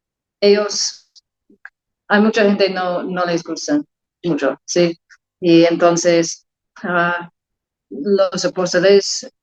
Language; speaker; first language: Spanish; non-native, learner; English